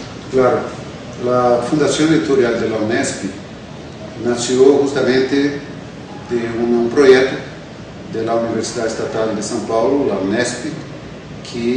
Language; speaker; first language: Spanish; non-native, fluent; Portuguese